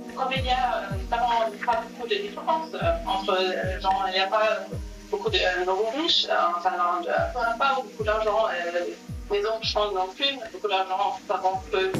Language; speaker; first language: French; non-native, fluent; Swedish